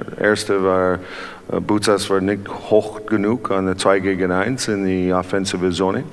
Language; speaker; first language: German; non-native, learner; English